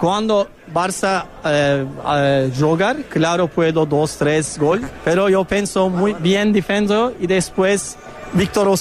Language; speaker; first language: Spanish; non-native, learner; Turkish